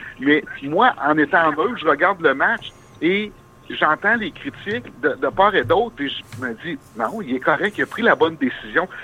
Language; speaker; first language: French; native; French